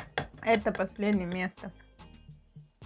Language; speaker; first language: Russian; non-native, learner; English